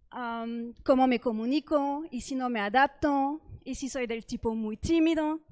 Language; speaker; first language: Spanish; non-native, fluent; French